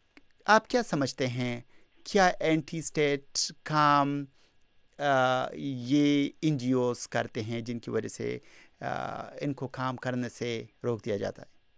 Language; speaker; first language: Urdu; non-native, local second language; Pashto